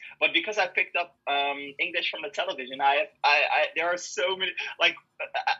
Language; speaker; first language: English; non-native, fluent; Dutch